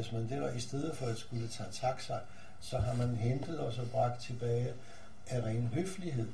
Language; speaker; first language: Danish; non-native, fluent; Polish